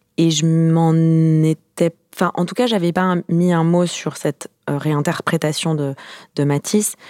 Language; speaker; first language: French; native; French